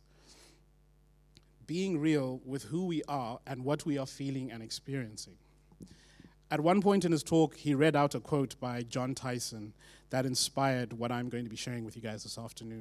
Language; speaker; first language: English; non-native, local second language; Shona